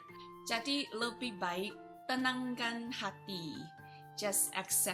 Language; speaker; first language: Indonesian; non-native, fluent; Chinese